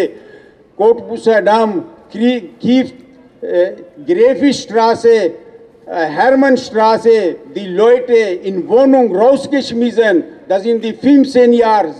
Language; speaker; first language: German; non-native, learner; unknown